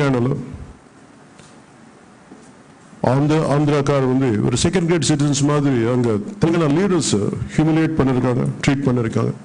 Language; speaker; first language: Tamil; non-native, local second language; Telugu